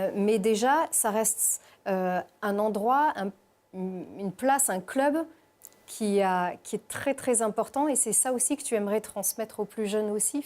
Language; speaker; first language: French; native; French